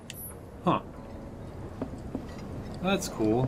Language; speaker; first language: English; native; English